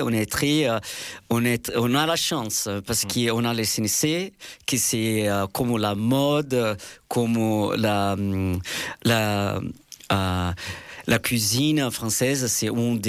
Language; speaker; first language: French; non-native, fluent; Portuguese